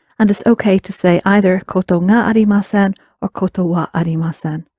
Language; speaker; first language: Japanese; non-native, fluent; English